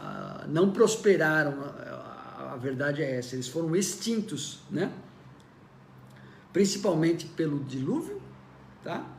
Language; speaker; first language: Portuguese; native; Portuguese